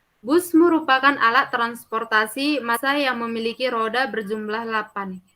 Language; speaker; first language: Indonesian; native; Indonesian